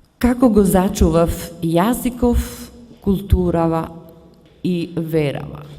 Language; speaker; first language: Macedonian; early bilingual, heritage; Macedonian